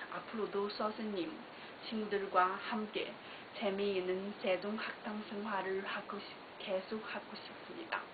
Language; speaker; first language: Korean; non-native, learner; Chinese